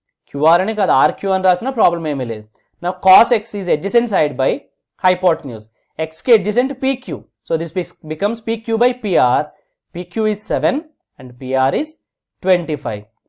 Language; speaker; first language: English; non-native, local second language; Telugu